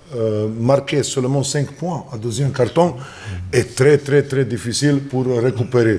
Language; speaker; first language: French; non-native, learner; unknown